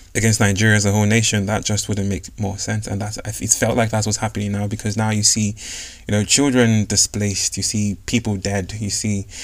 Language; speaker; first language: English; non-native, local second language; Yoruba